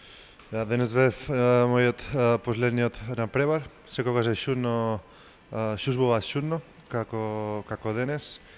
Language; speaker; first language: Macedonian; non-native, learner; Spanish